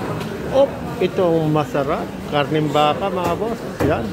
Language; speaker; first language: Filipino; native; Filipino